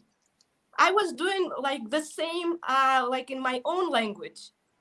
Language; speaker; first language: English; non-native, fluent; Russian